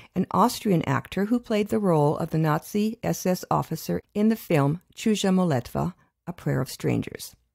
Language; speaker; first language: English; native; English